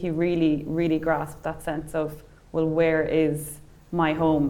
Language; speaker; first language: English; native; English